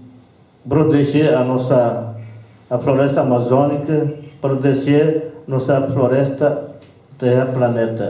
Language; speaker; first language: Portuguese; non-native, local second language; Yanomámi